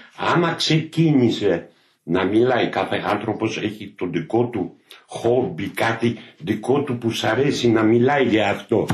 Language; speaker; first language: Greek; non-native, fluent; Polish